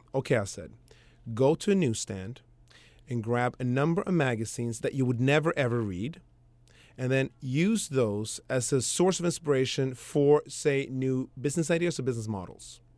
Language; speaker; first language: English; early bilingual, other home language; Swedish